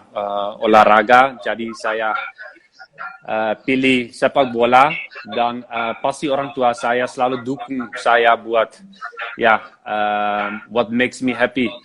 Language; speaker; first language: Indonesian; non-native, fluent; Dutch